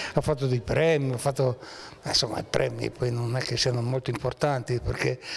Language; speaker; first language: Italian; native; Italian